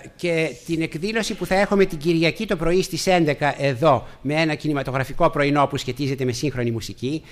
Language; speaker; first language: Greek; native; Greek